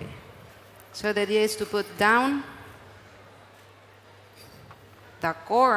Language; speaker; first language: English; non-native, learner; Spanish